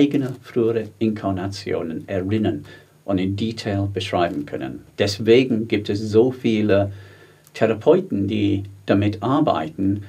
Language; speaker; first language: German; non-native, fluent; English